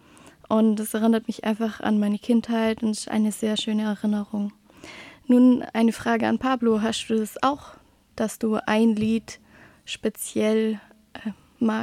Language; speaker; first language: German; native; German